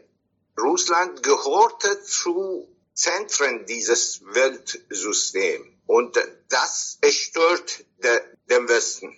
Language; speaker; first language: German; non-native, fluent; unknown